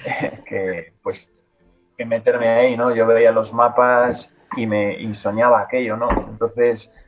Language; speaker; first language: Spanish; native; Spanish